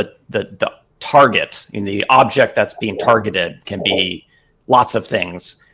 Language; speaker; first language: English; native; English